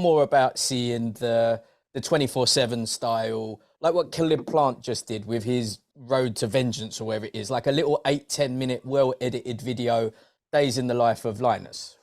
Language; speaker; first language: English; native; English